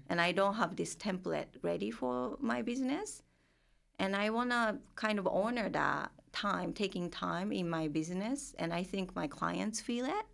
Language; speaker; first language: English; non-native, fluent; Japanese